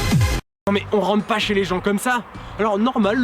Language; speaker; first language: French; native; French